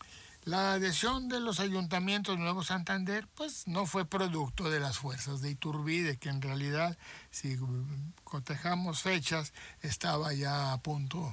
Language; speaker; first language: Spanish; native; Spanish